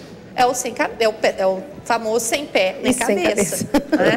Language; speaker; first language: Portuguese; native; Portuguese